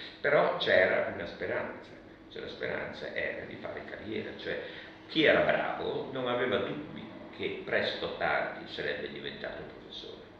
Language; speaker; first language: Italian; early bilingual, other home language; Russian